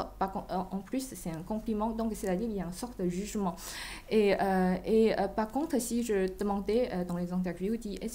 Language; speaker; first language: French; non-native, fluent; Chinese